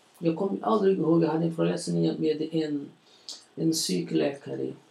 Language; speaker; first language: Swedish; non-native, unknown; Portuguese